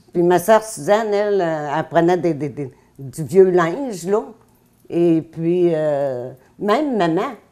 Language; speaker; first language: French; native; French